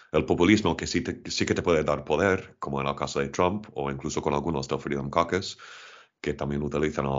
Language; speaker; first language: Spanish; non-native, fluent; English